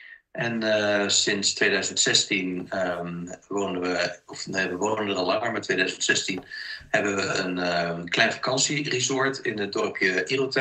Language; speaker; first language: Dutch; native; Dutch